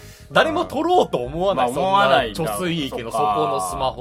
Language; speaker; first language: Japanese; native; Japanese